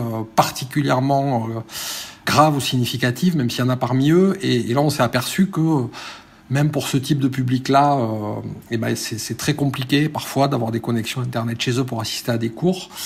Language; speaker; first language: French; native; French